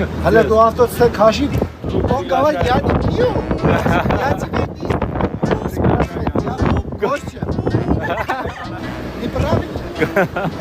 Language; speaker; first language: Russian; non-native, fluent; Armenian